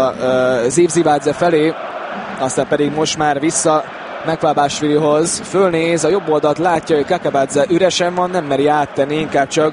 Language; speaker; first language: Hungarian; native; Hungarian